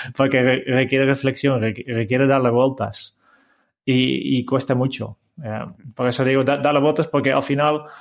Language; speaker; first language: Spanish; non-native, fluent; Dutch